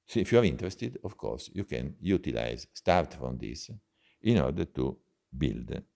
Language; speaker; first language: English; non-native, fluent; Italian